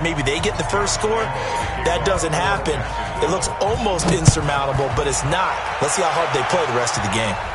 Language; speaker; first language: English; native; English